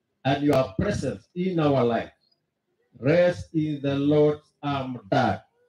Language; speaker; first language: English; non-native, local second language; Kalenjin